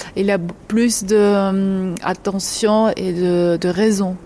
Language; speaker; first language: French; non-native, fluent; Georgian